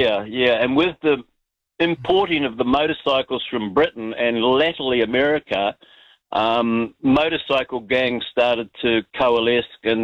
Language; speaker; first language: English; native; English